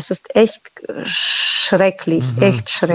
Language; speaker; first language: German; non-native, fluent; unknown